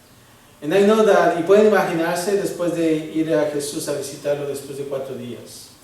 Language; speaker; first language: Spanish; early bilingual, heritage; Spanish